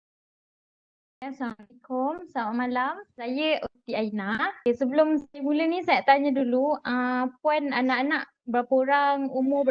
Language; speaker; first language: Malay; native; Malay